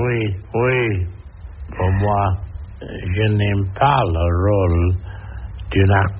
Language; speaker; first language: French; non-native, learner; English